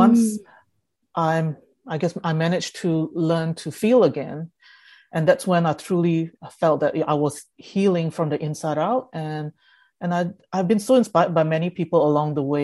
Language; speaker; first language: English; early bilingual, other home language; Indonesian